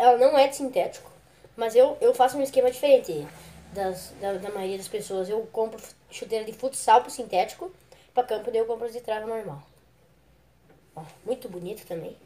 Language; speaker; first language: Portuguese; native; Portuguese